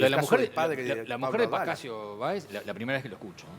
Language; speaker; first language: Spanish; native; Spanish